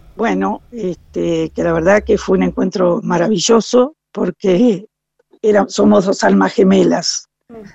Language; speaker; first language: Spanish; native; Spanish